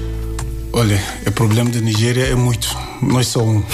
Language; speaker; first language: Portuguese; non-native, learner; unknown